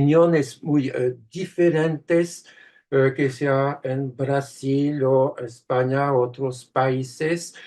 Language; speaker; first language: Spanish; non-native, fluent; French